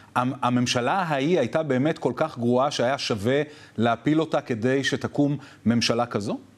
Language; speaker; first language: Hebrew; native; Hebrew